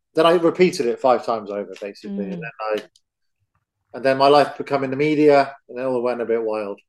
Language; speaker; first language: English; native; English